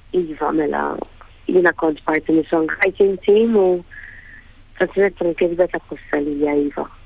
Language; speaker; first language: Maltese; native; Maltese